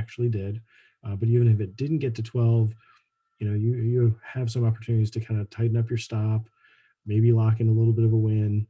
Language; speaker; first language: English; native; English